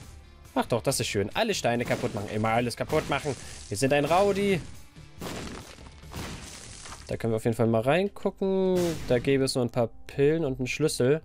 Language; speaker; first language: German; native; German